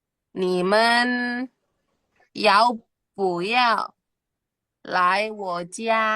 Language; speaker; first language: Chinese; non-native, learner; Indonesian